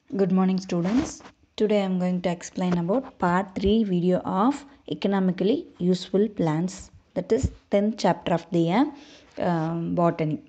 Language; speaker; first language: English; non-native, local second language; Tamil